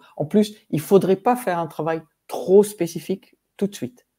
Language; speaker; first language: French; non-native, fluent; English